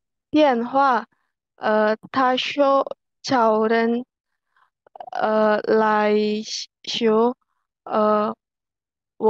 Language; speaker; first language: Chinese; non-native, learner; Indonesian